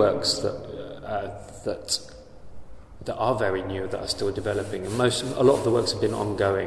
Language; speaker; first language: English; native; English